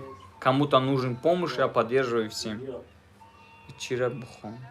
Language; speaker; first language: Russian; non-native, learner; Tajik